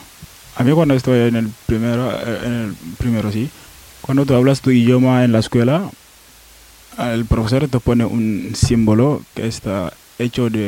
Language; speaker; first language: Spanish; non-native, learner; Wolof